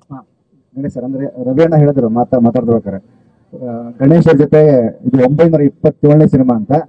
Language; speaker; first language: Kannada; native; Kannada